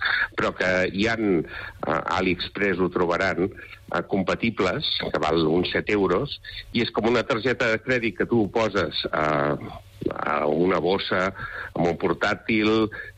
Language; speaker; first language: Catalan; native; Catalan